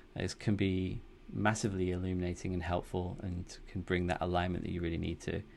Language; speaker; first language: English; native; English